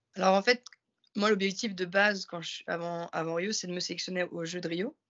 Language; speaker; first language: French; native; French